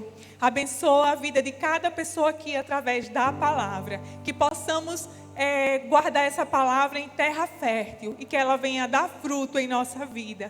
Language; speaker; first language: Portuguese; native; Portuguese